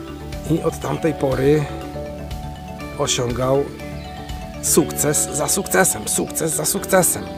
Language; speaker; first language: Polish; native; Polish